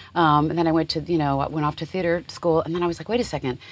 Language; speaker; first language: English; native; English